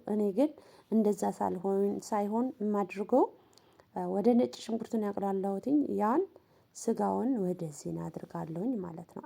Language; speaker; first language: Amharic; non-native, local second language; Tigrinya